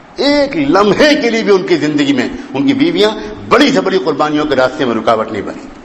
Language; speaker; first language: Urdu; native; Urdu